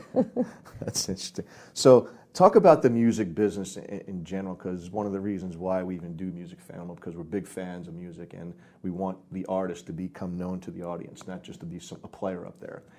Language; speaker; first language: English; native; English